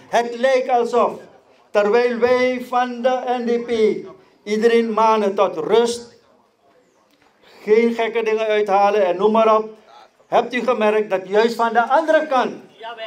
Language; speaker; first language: Dutch; native; Dutch